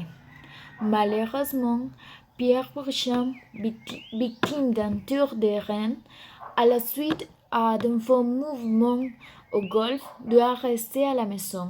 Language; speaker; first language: French; non-native, learner; Spanish